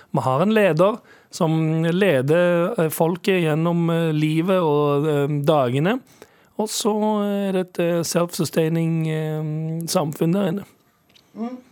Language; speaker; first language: Norwegian; early bilingual, other home language; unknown